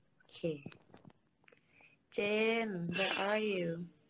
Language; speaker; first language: English; non-native, fluent; Thai